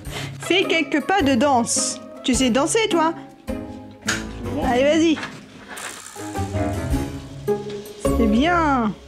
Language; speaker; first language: French; native; French